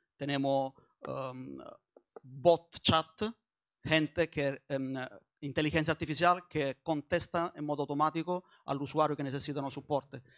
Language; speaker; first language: Spanish; non-native, learner; Italian